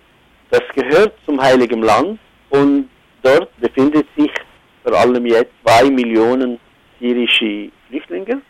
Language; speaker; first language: German; non-native, fluent; Arabic